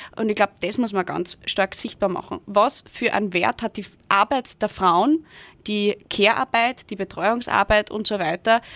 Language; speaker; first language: German; native; German